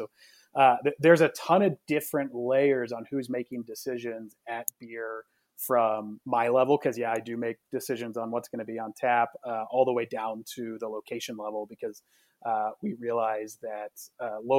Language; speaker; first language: English; native; English